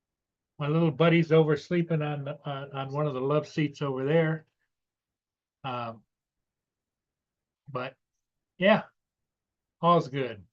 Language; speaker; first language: English; native; English